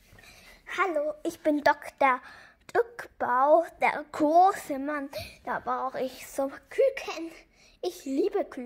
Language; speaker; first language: German; early bilingual, other home language; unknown